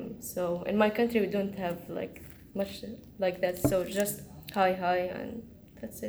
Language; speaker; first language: English; non-native, learner; Arabic